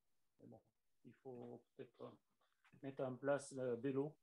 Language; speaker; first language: French; non-native, learner; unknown